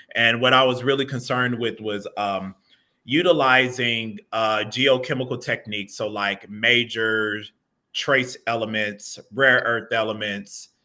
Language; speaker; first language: English; native; English